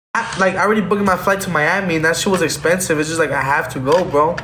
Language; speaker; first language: English; early bilingual, other home language; Spanish